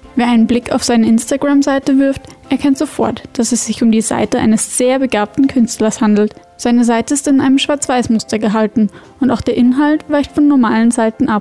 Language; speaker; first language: German; native; German